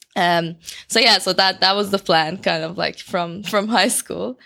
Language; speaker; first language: English; non-native, fluent; Persian